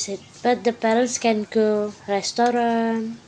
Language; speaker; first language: English; non-native, learner; Indonesian